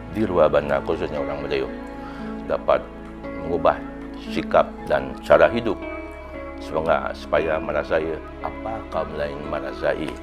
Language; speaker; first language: Malay; non-native, local second language; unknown